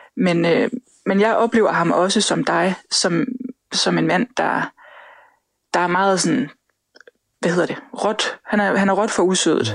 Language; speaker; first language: Danish; native; Danish